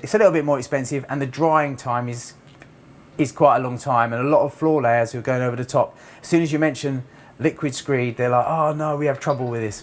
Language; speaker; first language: English; native; English